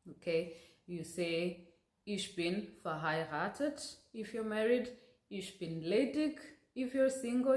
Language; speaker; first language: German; non-native, learner; Gusii